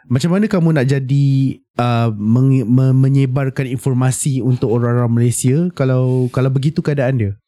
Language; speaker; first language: Malay; native; Malay